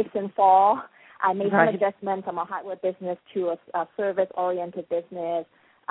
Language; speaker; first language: English; non-native, local second language; Cantonese